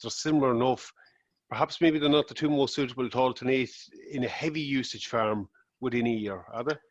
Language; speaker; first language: English; native; English